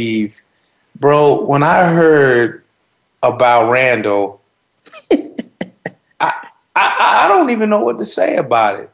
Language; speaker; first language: English; native; English